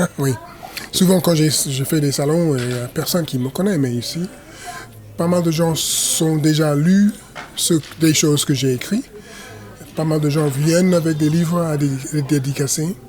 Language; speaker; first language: French; non-native, fluent; English